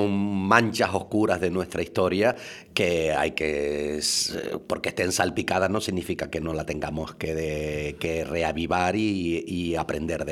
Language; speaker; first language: Spanish; native; Spanish